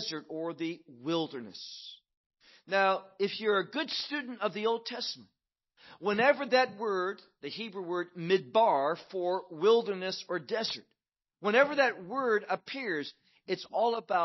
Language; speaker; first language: English; native; English